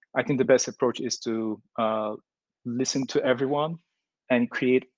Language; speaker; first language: English; non-native, fluent; Turkish